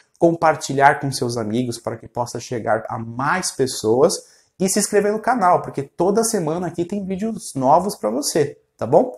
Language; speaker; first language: Portuguese; non-native, fluent; Spanish